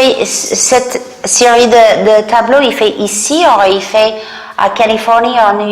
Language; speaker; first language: French; non-native, fluent; English